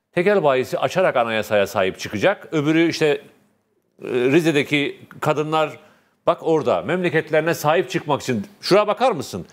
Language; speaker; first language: Turkish; native; Turkish